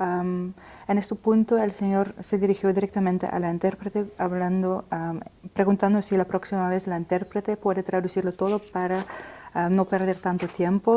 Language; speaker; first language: Spanish; non-native, fluent; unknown